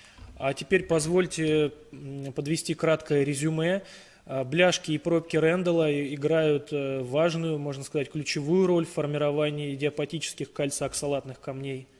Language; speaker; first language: Russian; native; Russian